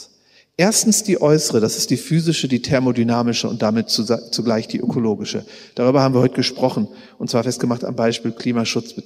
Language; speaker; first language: German; native; German